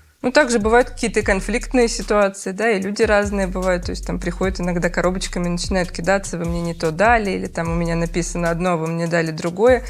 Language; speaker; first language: Russian; native; Russian